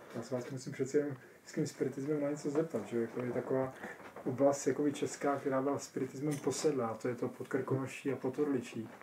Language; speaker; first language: Czech; native; Czech